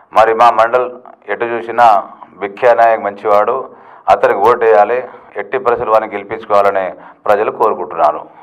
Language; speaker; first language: Telugu; non-native, local second language; Lambadi